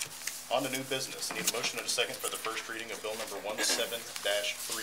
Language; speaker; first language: English; native; English